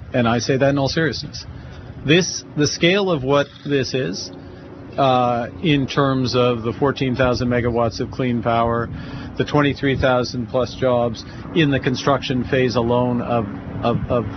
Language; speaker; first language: English; native; English